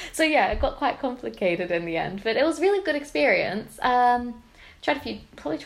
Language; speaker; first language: English; native; English